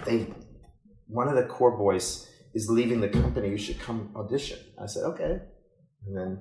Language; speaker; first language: English; native; English